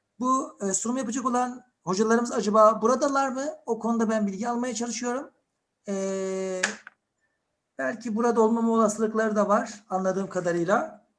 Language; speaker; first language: Turkish; native; Turkish